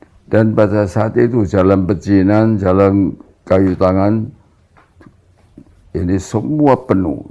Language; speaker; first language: Indonesian; non-native, local second language; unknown